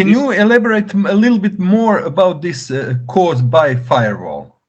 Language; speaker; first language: English; non-native, learner; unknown